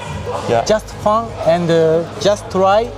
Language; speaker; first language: English; non-native, learner; Japanese